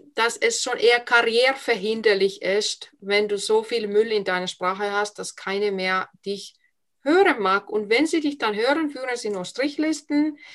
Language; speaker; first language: German; non-native, fluent; Finnish